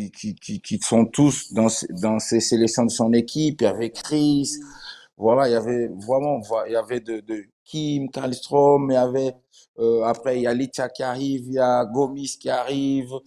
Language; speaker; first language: French; non-native, fluent; Portuguese